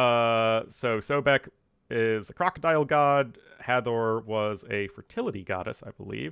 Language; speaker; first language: English; native; English